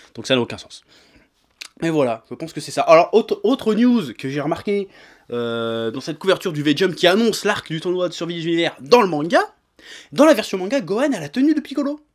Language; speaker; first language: French; native; French